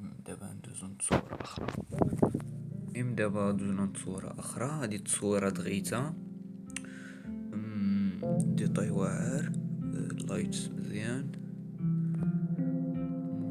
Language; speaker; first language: Arabic; native; Arabic